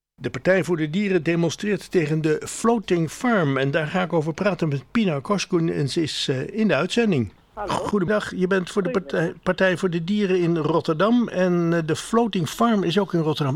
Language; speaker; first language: Dutch; native; Dutch